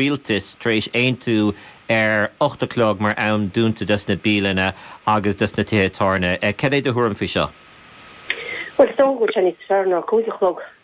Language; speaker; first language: Irish; native; Irish